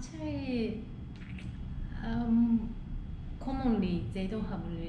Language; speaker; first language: English; non-native, fluent; Japanese